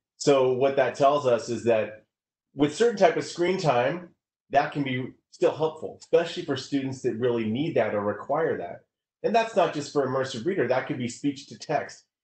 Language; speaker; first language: English; native; English